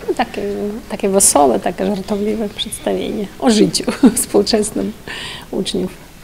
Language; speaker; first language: Polish; early bilingual, heritage; Polish